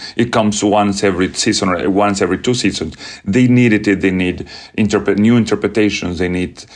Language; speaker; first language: English; non-native, fluent; Spanish